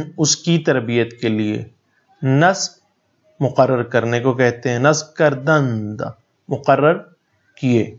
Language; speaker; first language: Urdu; native; Urdu